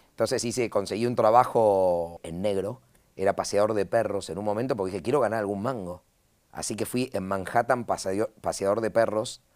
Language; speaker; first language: Spanish; native; Spanish